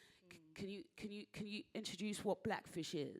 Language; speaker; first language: English; native; English